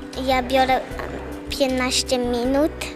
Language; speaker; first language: Polish; early bilingual, heritage; Polish